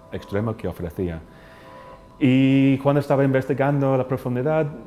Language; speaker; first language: Spanish; non-native, fluent; English